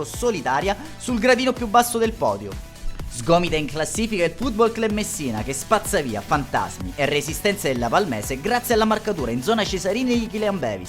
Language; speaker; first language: Italian; native; Italian